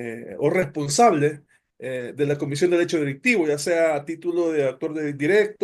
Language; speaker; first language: Spanish; native; Spanish